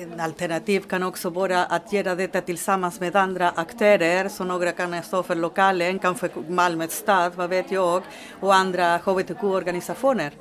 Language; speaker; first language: Swedish; non-native, fluent; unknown